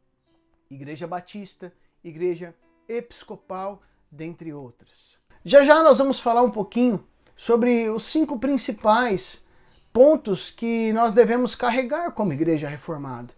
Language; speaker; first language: Portuguese; native; Portuguese